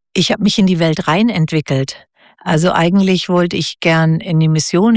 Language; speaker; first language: German; native; German